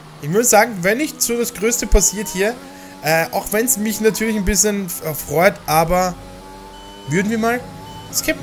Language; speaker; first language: German; native; German